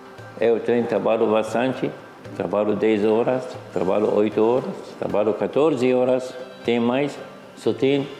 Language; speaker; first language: Portuguese; non-native, learner; Arabic